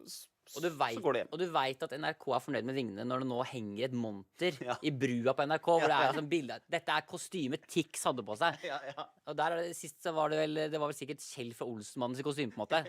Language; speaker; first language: Norwegian; native; Norwegian